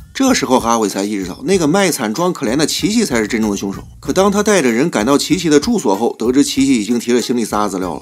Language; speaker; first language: Chinese; native; Chinese